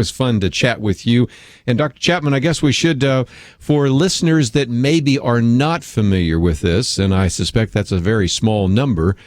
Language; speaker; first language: English; native; English